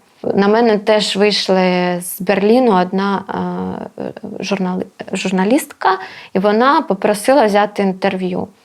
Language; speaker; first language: Ukrainian; non-native, local second language; Russian